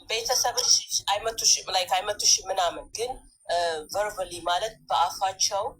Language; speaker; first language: Amharic; early bilingual, heritage; Amharic